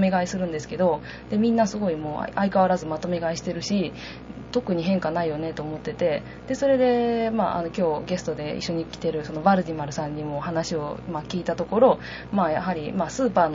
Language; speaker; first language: Japanese; native; Japanese